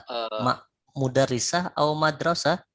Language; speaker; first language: Arabic; non-native, fluent; Indonesian